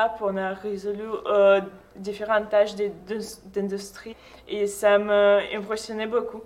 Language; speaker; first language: French; non-native, fluent; Russian